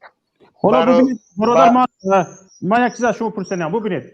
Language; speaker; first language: Persian; native; Persian